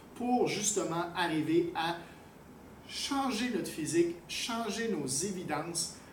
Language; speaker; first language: French; native; French